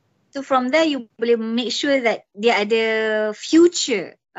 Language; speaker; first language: English; non-native, local second language; Malay